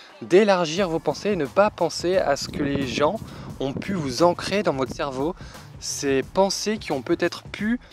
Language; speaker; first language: French; native; French